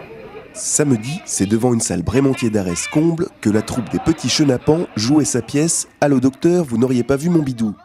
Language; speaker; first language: French; native; French